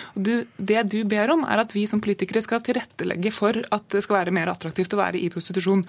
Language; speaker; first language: Norwegian; native; Norwegian